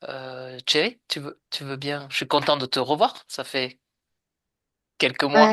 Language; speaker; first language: French; native; French